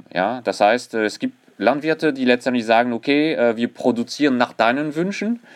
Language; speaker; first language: German; non-native, fluent; French